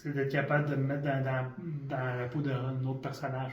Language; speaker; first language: French; native; French